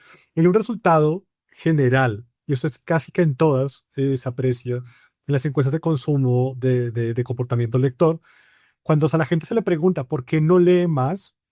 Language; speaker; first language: Spanish; native; Spanish